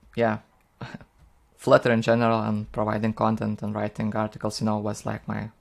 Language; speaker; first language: English; non-native, fluent; Lithuanian